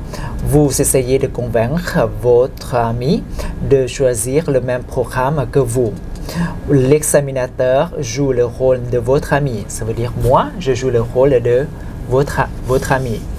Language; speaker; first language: French; non-native, fluent; Thai